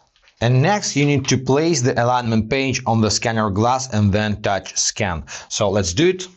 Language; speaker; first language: English; non-native, fluent; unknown